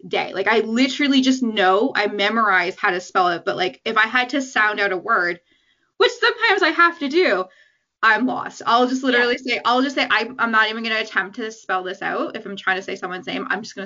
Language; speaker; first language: English; native; English